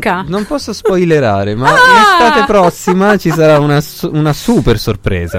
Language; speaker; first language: Italian; native; Italian